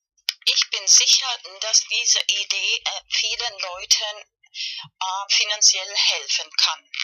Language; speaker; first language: German; non-native, fluent; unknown